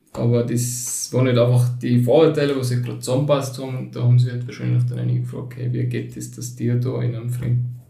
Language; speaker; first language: German; early bilingual, other home language; Turkish